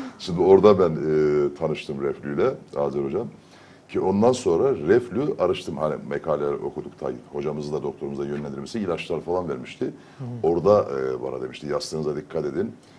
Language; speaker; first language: Turkish; native; Turkish